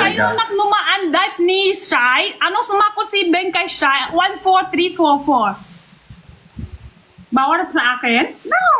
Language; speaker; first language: Filipino; non-native, learner; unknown